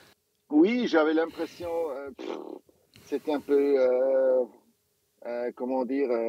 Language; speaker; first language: French; non-native, local second language; German